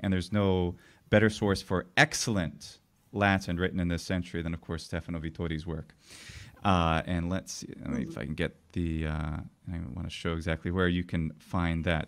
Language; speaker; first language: English; native; English